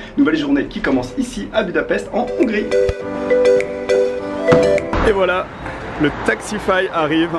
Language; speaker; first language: French; native; French